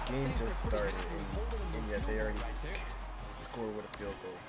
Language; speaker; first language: English; native; English